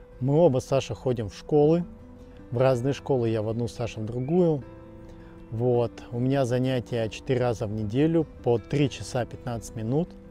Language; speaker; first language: Russian; native; Russian